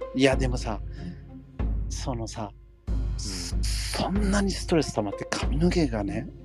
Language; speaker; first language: Japanese; non-native, fluent; English